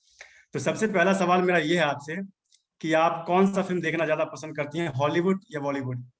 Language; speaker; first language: Hindi; native; Hindi